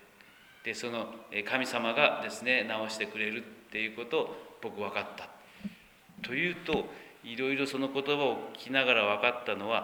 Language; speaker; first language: Japanese; native; Japanese